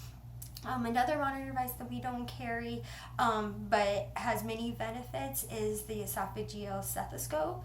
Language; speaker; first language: English; native; English